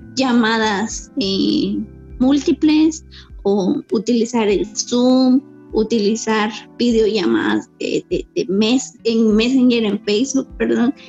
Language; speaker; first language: Spanish; native; Spanish